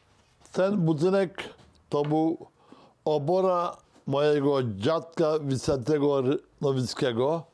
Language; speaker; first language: Polish; early bilingual, heritage; Polish